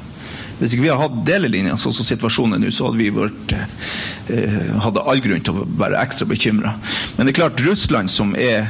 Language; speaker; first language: Norwegian; native; Norwegian